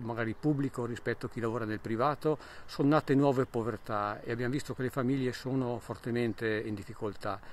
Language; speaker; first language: Italian; native; Italian